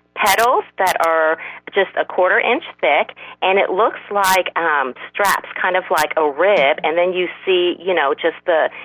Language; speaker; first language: English; non-native, fluent; Korean